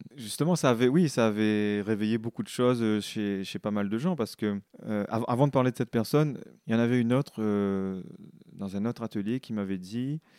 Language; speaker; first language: French; non-native, local second language; Réunion Creole French